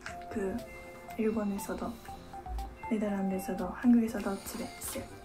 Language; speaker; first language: Korean; non-native, fluent; Japanese